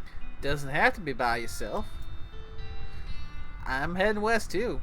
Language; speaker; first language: English; native; English